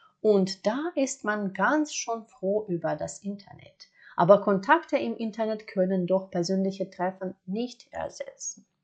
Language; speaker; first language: German; non-native, fluent; Ukrainian